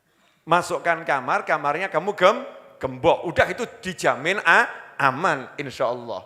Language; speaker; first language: Indonesian; native; Indonesian